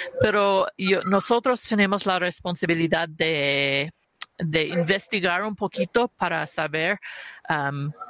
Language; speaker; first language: Spanish; early bilingual, heritage; Spanish